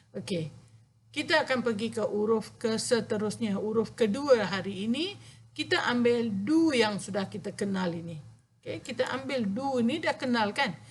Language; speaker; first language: Malay; non-native, local second language; Tamil